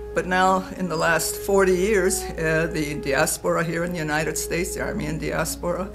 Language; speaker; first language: English; native; English